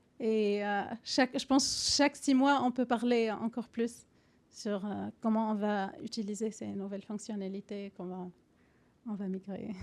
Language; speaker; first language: French; non-native, fluent; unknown